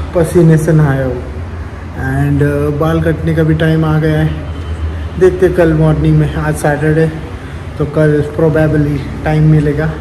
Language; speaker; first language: Hindi; non-native, local second language; Marathi